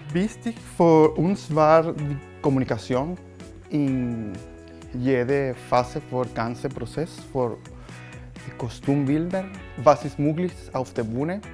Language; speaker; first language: German; non-native, learner; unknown